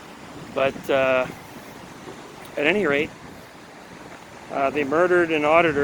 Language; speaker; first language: English; native; English